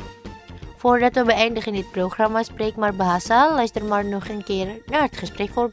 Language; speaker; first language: Dutch; non-native, learner; Indonesian